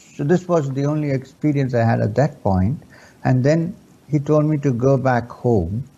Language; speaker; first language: English; non-native, local second language; Urdu